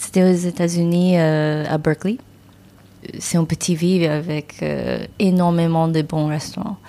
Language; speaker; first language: French; non-native, learner; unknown